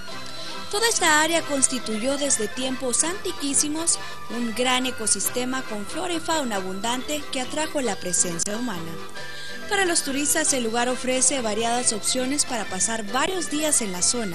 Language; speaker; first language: Spanish; native; Spanish